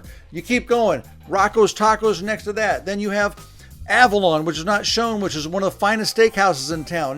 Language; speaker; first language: English; native; English